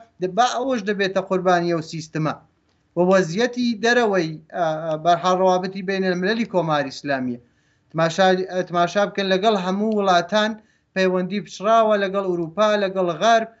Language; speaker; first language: Central Kurdish; native; Central Kurdish